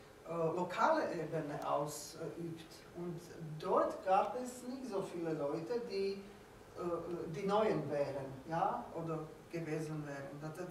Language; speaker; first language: German; non-native, fluent; Slovak